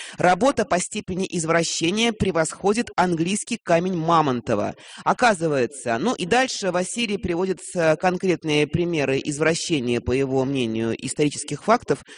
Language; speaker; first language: Russian; native; Russian